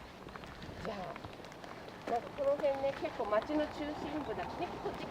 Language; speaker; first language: Japanese; native; Japanese